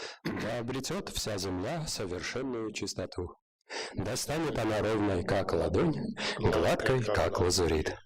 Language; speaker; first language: Russian; native; Russian